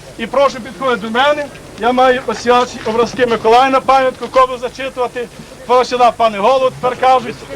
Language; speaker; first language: Ukrainian; native; Ukrainian